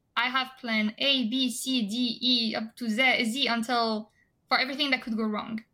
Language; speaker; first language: English; non-native, fluent; French